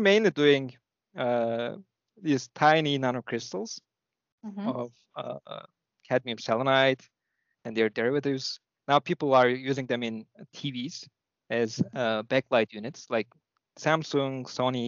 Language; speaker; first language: English; non-native, fluent; Turkish